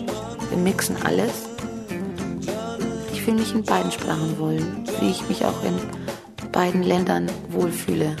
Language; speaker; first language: German; early bilingual, other home language; Turkish